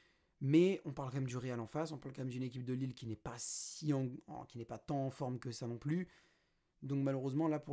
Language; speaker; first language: French; native; French